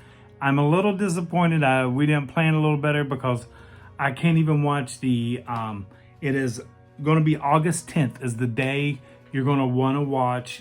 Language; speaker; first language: English; native; English